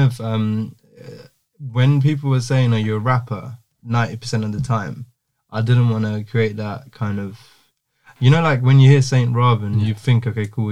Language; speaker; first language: English; native; English